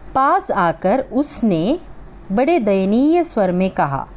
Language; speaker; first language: Hindi; non-native, local second language; Malayalam